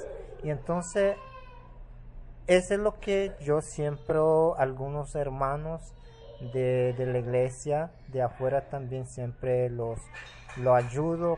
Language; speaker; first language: Spanish; non-native, local second language; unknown